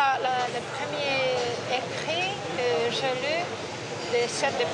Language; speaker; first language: French; non-native, fluent; Spanish